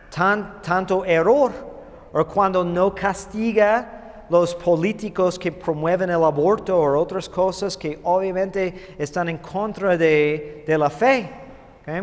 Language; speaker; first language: Spanish; non-native, fluent; English